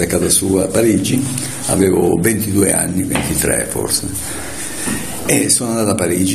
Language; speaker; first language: Italian; native; Italian